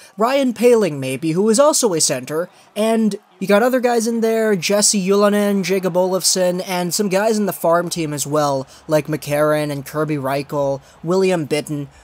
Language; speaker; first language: English; native; English